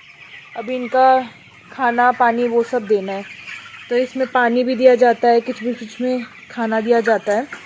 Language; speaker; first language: Hindi; native; Hindi